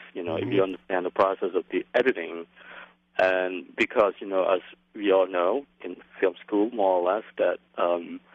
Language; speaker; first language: English; non-native, fluent; Lao